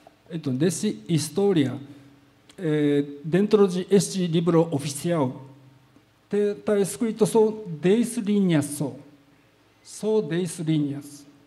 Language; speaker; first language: Portuguese; non-native, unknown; Japanese